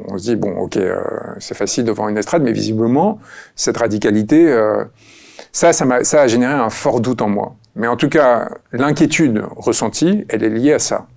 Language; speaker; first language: French; early bilingual, other home language; Spanish